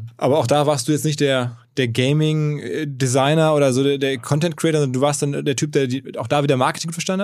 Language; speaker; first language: German; native; German